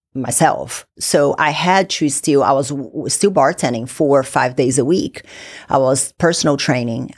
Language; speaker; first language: English; non-native, fluent; Portuguese